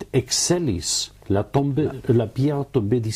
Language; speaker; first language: French; non-native, learner; Catalan